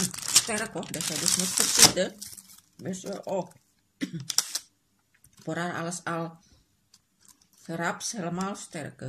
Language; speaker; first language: Dutch; non-native, learner; Indonesian